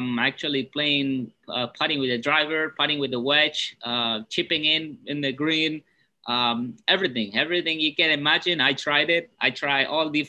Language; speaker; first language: English; non-native, fluent; Spanish